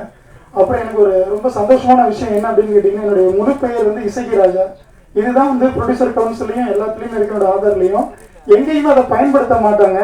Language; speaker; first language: Tamil; native; Tamil